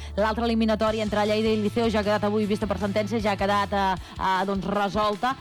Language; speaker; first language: Catalan; native; Catalan